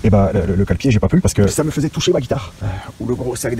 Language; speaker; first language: French; native; French